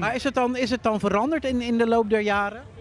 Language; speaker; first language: Dutch; native; Dutch